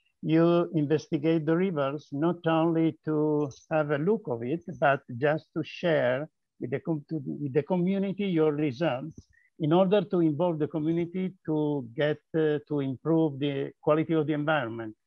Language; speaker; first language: English; non-native, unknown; Italian